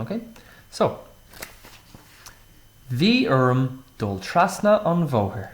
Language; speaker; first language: Irish; non-native, local second language; English